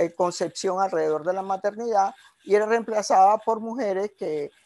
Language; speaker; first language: Spanish; native; Spanish